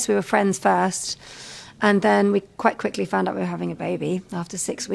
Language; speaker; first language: English; native; English